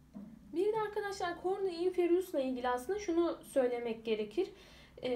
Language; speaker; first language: Turkish; native; Turkish